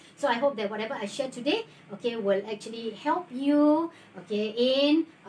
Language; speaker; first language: English; non-native, local second language; Malay